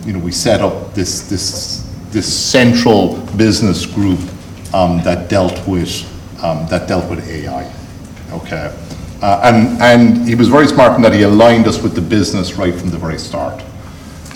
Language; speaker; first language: English; native; English